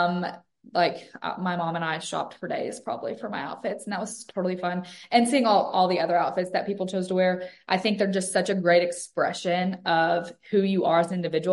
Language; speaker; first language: English; native; English